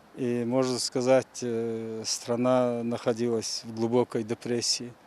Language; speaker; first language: Russian; non-native, local second language; Ingush